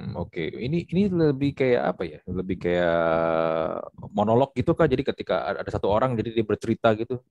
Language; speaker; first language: Indonesian; native; Indonesian